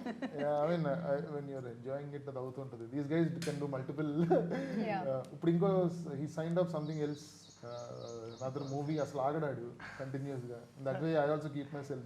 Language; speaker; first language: Telugu; native; Telugu